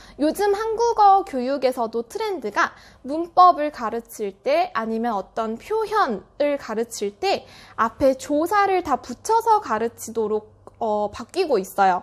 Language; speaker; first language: Korean; native; Korean